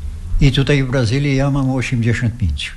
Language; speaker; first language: Polish; early bilingual, heritage; Portuguese